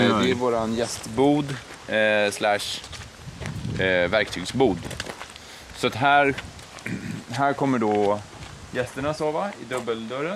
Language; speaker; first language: Swedish; native; Swedish